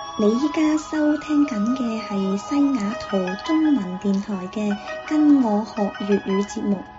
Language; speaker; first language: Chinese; non-native, local second language; Cantonese